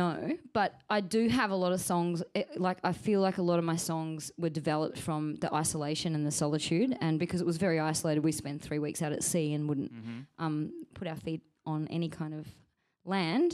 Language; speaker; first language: English; native; English